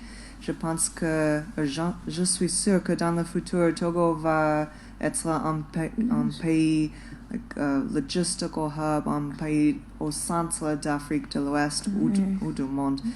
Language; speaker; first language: French; non-native, fluent; English